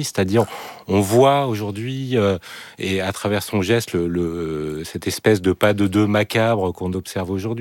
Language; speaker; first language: French; native; French